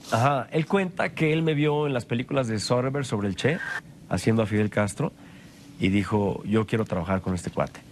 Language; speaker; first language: Spanish; native; Spanish